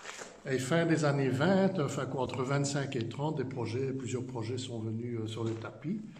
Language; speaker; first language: French; native; French